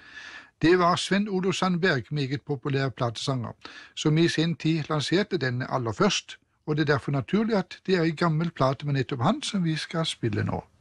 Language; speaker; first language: Norwegian; native; Norwegian